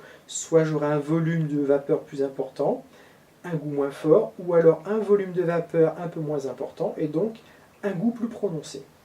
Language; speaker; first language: French; native; French